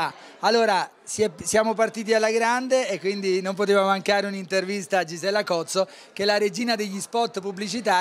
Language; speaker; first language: Italian; native; Italian